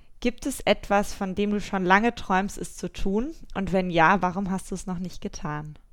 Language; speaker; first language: German; native; German